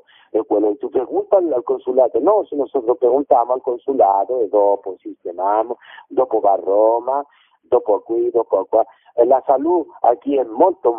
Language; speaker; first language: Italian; non-native, learner; Spanish